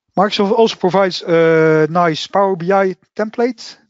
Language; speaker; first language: English; non-native, fluent; Dutch